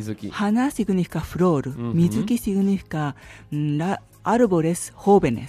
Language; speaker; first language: Spanish; non-native, learner; Japanese